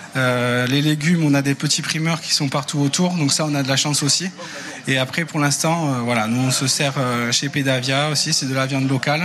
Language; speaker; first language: French; native; French